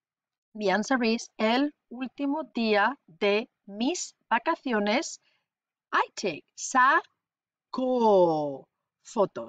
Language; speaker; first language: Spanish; non-native, fluent; English